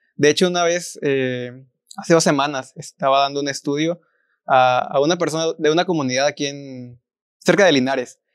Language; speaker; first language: Spanish; native; Spanish